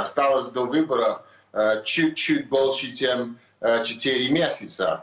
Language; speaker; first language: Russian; non-native, fluent; English